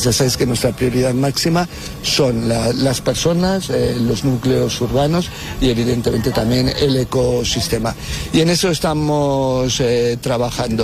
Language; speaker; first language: Spanish; native; Spanish